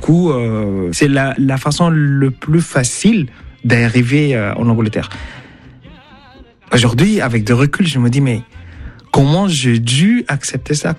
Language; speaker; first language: French; non-native, fluent; Arabic